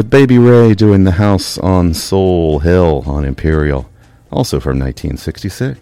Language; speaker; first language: English; native; English